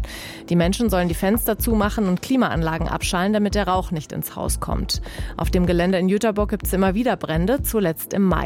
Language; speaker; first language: German; native; German